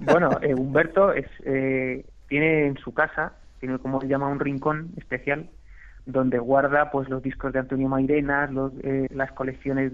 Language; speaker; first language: Spanish; native; Spanish